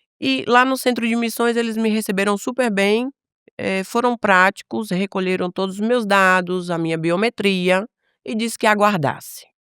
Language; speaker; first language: Portuguese; native; Portuguese